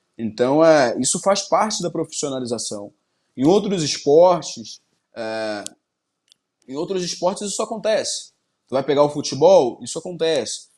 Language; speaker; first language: Portuguese; native; Portuguese